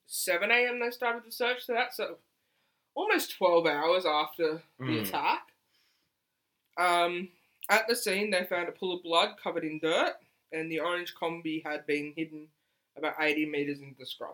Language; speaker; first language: English; native; English